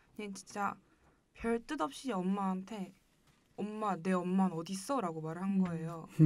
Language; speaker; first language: Korean; native; Korean